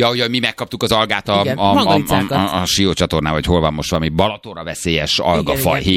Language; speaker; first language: Hungarian; native; Hungarian